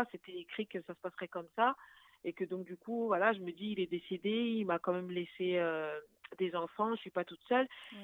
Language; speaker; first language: French; native; French